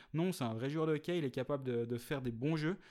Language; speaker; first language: French; native; French